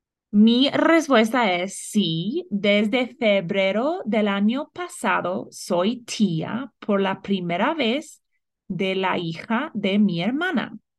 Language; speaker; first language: Spanish; non-native, fluent; English